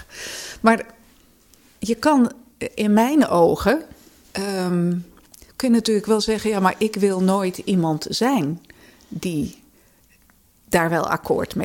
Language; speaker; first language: Dutch; native; Dutch